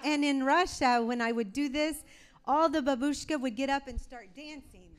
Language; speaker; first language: English; native; English